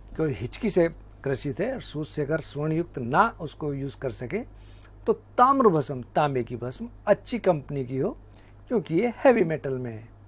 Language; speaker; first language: Hindi; native; Hindi